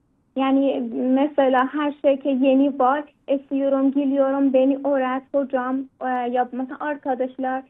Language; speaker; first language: Turkish; non-native, learner; Persian